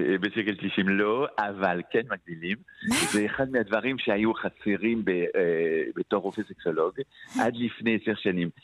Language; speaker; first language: Hebrew; non-native, fluent; French